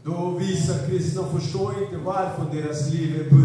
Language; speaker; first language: Swedish; non-native, fluent; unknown